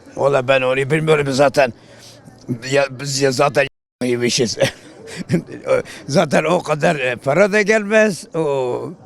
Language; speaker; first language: Turkish; native; Turkish